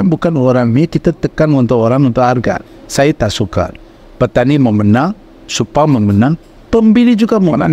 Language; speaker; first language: Indonesian; non-native, fluent; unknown